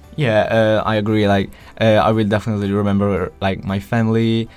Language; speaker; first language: English; non-native, fluent; Italian